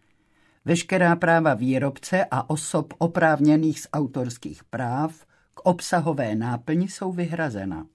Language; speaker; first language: Czech; native; Czech